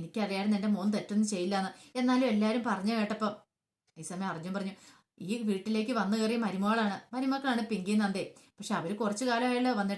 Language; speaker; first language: Malayalam; native; Malayalam